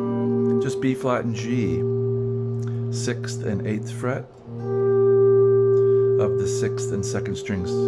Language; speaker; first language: English; native; English